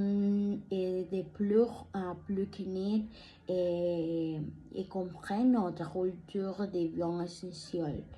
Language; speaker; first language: French; non-native, learner; Spanish